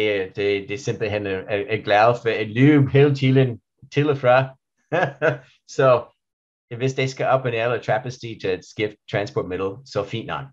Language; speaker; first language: Danish; non-native, learner; English